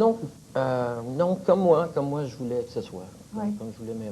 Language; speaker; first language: French; native; French